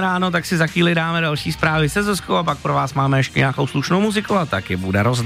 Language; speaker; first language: Czech; native; Czech